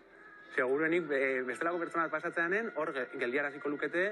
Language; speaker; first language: Basque; native; Basque